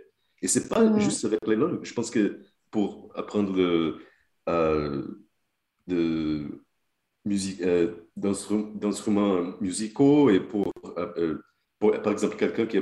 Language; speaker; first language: French; non-native, fluent; Portuguese